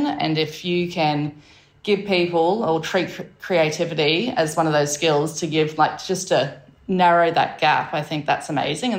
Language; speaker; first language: English; native; English